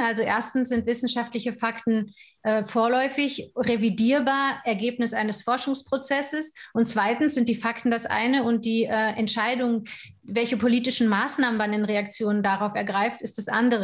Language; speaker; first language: German; native; German